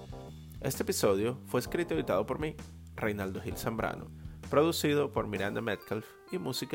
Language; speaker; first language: Spanish; native; Spanish